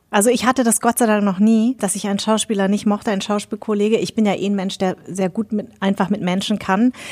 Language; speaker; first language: German; early bilingual, other home language; Vietnamese